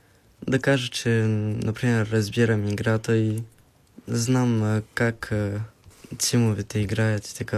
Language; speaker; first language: Bulgarian; early bilingual, heritage; Bulgarian